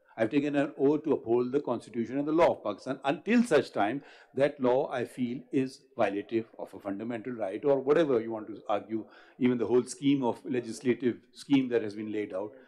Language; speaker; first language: English; non-native, local second language; Urdu